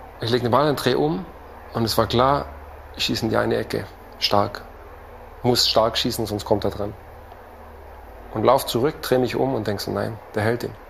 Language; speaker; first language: German; native; German